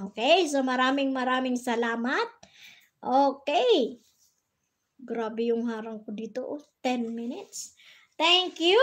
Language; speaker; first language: Filipino; non-native, local second language; Bikol